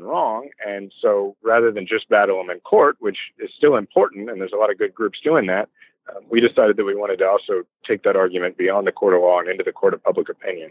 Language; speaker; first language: English; native; English